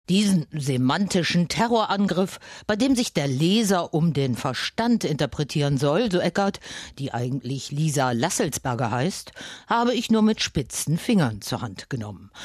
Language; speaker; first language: German; native; German